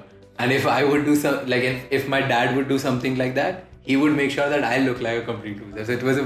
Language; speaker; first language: English; non-native, local second language; Hindi